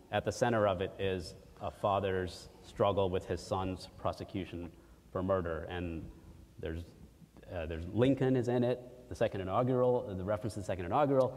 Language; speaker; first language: English; early bilingual, other home language; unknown